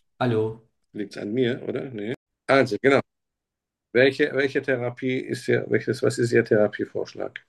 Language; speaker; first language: German; native; German